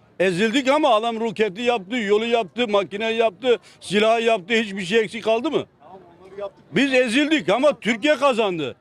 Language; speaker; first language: Turkish; native; Turkish